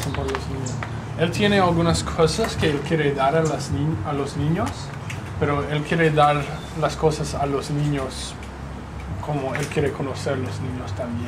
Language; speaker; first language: Spanish; non-native, fluent; English